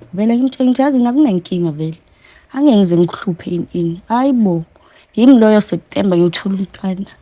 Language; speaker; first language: Zulu; native; Zulu